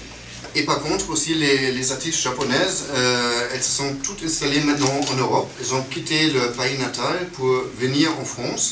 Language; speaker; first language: French; non-native, fluent; German